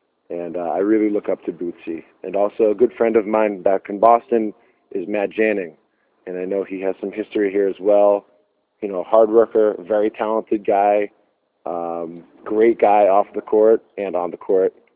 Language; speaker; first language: English; native; English